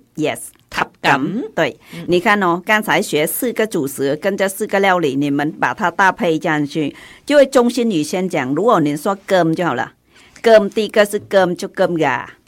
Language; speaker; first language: Chinese; non-native, fluent; Vietnamese